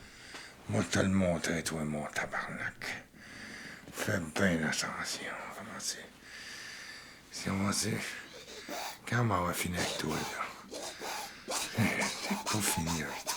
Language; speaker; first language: French; native; French